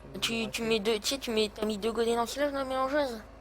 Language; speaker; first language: French; native; French